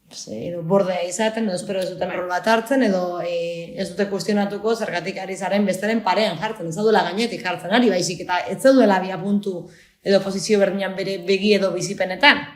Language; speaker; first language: Basque; native; Basque